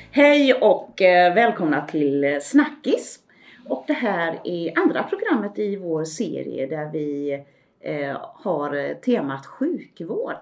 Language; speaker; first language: Swedish; native; Swedish